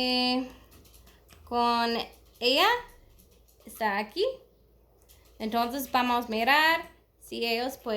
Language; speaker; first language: Spanish; non-native, learner; English